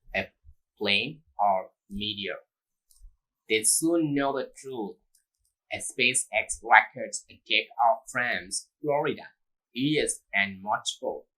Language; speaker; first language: English; non-native, local second language; Tamil